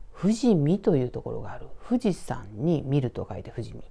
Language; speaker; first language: Japanese; native; Japanese